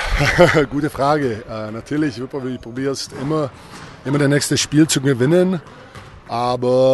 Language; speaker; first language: German; non-native, learner; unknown